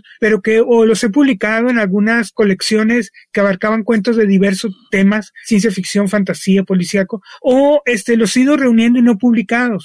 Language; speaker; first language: Spanish; native; Spanish